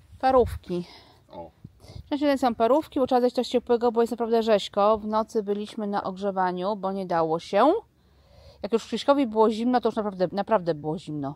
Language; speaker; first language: Polish; native; Polish